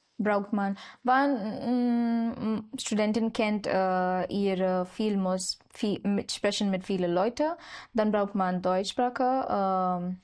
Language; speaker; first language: German; non-native, learner; Marathi